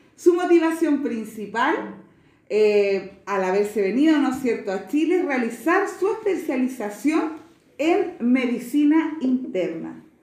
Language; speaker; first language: Spanish; native; Spanish